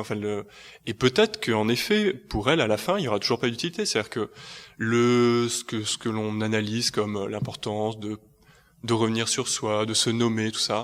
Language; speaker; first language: French; native; French